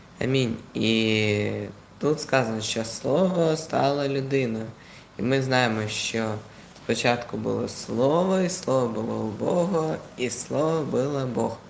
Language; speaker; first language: Ukrainian; non-native, local second language; Russian